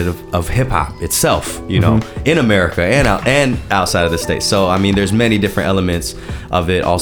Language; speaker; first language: English; early bilingual, other home language; Japanese